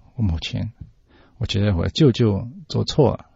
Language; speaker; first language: Chinese; early bilingual, heritage; Chinese